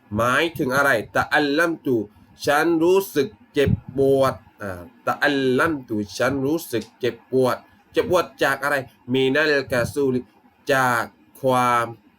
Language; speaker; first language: Thai; non-native, local second language; Malay